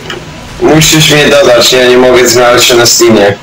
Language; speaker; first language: Polish; early bilingual, heritage; Polish